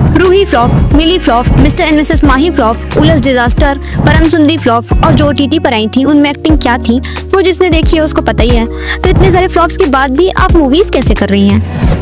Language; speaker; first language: Hindi; native; Hindi